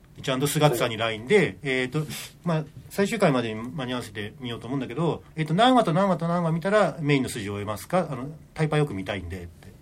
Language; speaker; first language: Japanese; native; Japanese